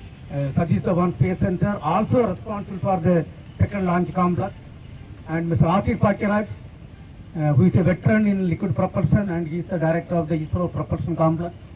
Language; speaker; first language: English; non-native, local second language; Tamil